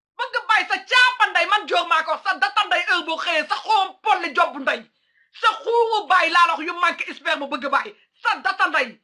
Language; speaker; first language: Wolof; early bilingual, heritage; Wolof